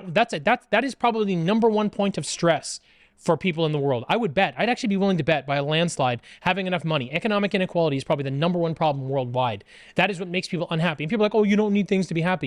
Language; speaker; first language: English; native; English